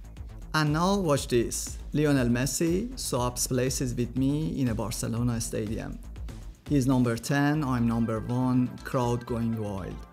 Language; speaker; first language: English; non-native, fluent; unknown